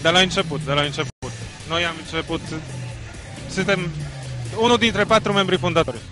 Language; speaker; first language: Romanian; non-native, fluent; Polish